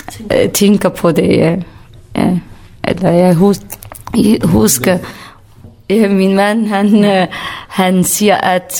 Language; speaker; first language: Danish; non-native, learner; Kurdish